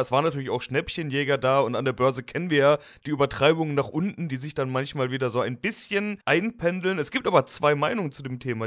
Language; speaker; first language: German; native; German